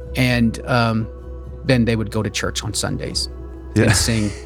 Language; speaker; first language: English; early bilingual, other home language; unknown